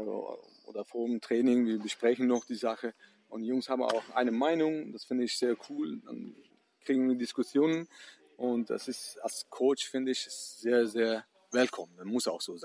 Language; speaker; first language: German; non-native, fluent; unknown